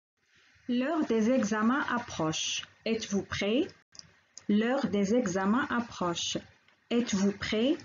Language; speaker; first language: French; non-native, local second language; Arabic